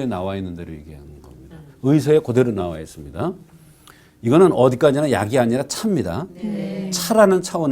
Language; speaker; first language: Korean; native; Korean